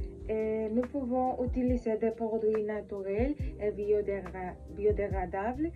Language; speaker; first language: French; non-native, learner; Spanish